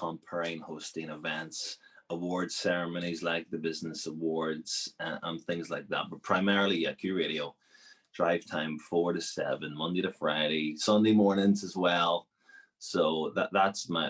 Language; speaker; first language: English; native; English